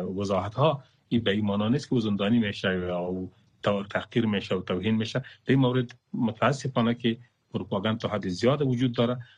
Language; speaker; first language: Persian; non-native, local second language; Pashto